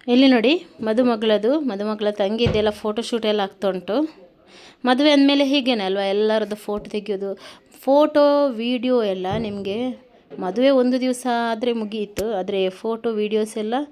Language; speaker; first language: Kannada; non-native, local second language; Tulu